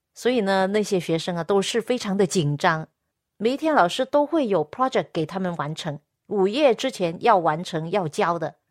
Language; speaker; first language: Chinese; non-native, local second language; Cantonese